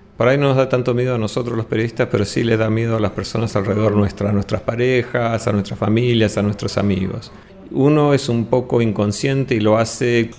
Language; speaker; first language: Spanish; early bilingual, other home language; English